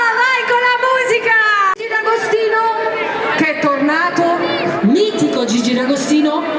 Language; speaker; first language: Italian; native; Italian